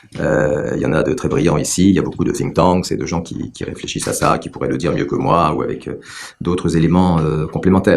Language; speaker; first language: French; native; French